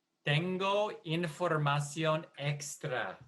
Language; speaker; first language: Spanish; non-native, fluent; English